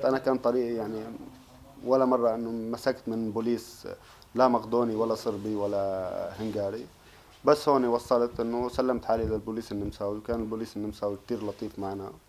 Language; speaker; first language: Arabic; native; Arabic